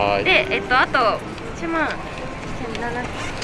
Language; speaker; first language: Japanese; native; Japanese